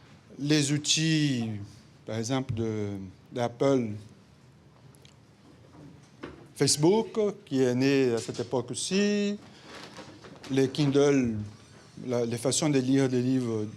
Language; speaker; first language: French; non-native, fluent; Portuguese